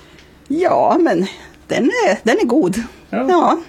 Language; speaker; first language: Swedish; native; Swedish